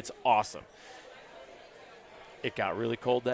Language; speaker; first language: English; native; English